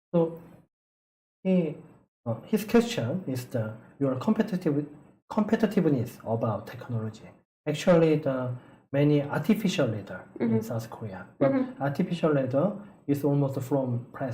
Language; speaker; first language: English; non-native, learner; Korean